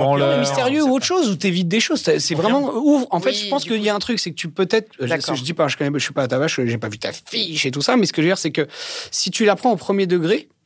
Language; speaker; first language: French; native; French